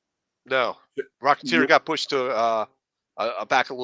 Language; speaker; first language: English; native; English